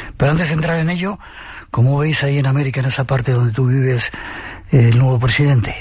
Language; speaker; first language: Spanish; native; Spanish